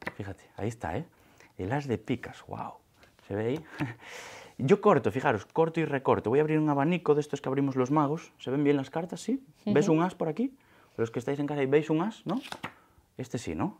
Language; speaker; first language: Spanish; native; Spanish